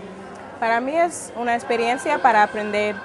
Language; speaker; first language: Spanish; non-native, fluent; English